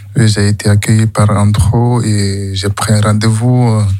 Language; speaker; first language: French; non-native, learner; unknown